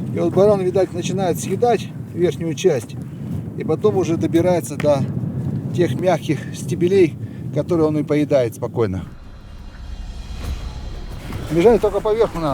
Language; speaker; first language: Russian; native; Russian